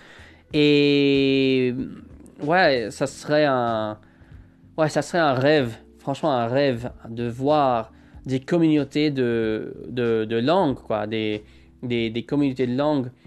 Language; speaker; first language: French; non-native, fluent; English